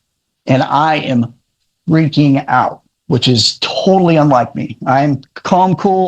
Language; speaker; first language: English; native; English